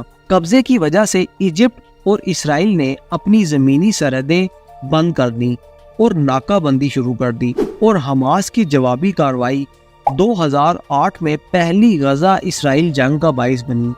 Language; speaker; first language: Urdu; native; Urdu